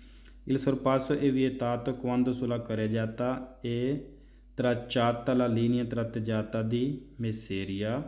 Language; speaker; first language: Italian; non-native, fluent; Punjabi